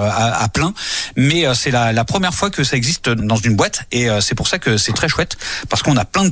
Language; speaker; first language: French; native; French